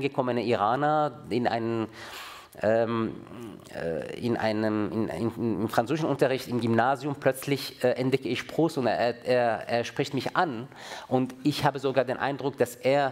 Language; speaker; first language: German; non-native, fluent; Persian